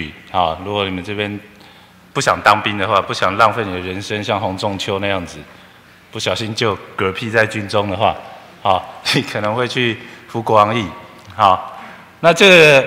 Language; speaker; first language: Chinese; native; Chinese